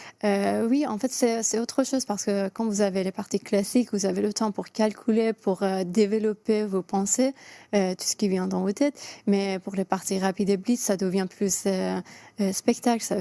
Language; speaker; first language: French; non-native, fluent; Persian